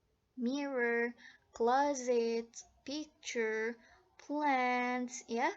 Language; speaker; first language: English; non-native, fluent; Indonesian